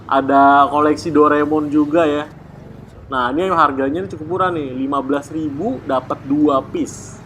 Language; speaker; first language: Indonesian; native; Indonesian